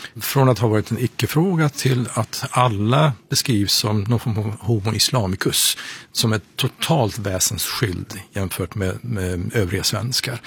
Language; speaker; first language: Swedish; non-native, fluent; Persian